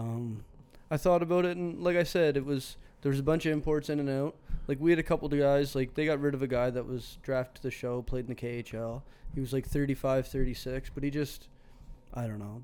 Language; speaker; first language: English; native; English